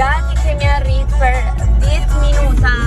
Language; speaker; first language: Albanian; early bilingual, heritage; Albanian